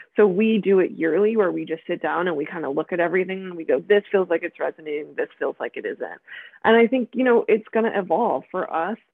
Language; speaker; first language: English; native; English